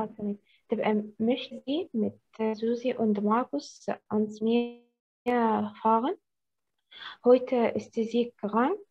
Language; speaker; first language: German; non-native, learner; Arabic